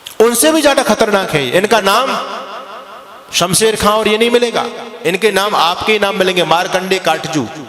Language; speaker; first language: Hindi; native; Hindi